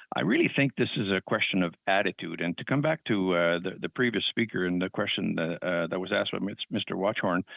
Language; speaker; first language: English; non-native, fluent; French